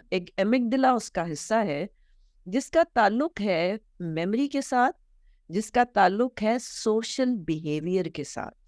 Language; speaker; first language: Urdu; native; Urdu